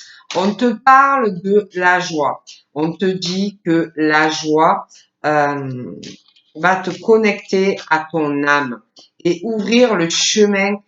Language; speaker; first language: French; native; French